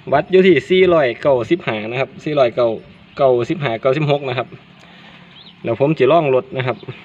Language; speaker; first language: Thai; native; Thai